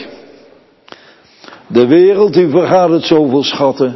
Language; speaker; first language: Dutch; native; Dutch